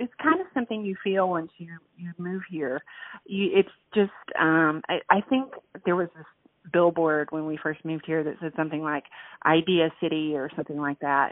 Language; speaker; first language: English; native; English